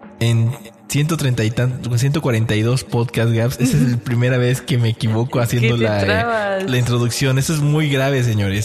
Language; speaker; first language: Spanish; native; Spanish